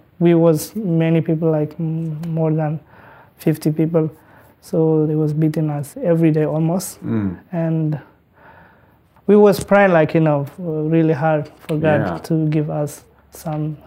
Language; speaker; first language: English; non-native, learner; Tigrinya